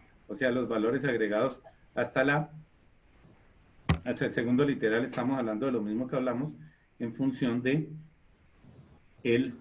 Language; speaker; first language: Spanish; native; Spanish